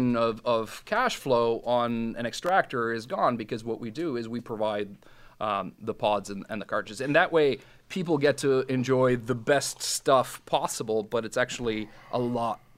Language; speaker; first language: English; non-native, fluent; Serbian